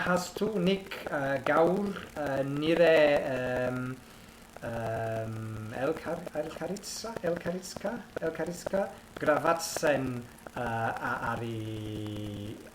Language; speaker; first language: Basque; non-native, learner; English